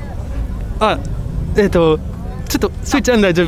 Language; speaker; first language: Japanese; non-native, learner; French